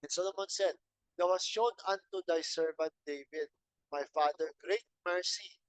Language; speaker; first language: English; non-native, local second language; Filipino